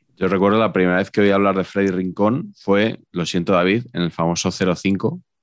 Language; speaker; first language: Spanish; native; Spanish